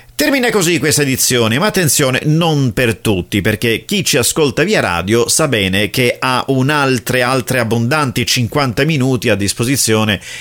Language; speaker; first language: Italian; native; Italian